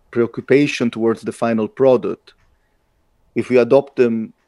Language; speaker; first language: English; non-native, fluent; Italian